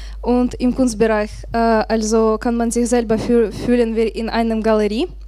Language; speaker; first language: German; non-native, learner; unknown